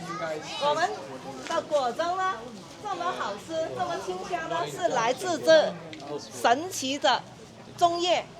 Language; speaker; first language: Chinese; native; Chinese